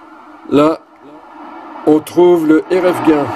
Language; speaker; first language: French; native; French